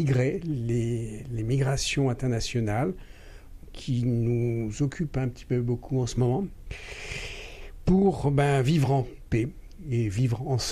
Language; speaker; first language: French; native; French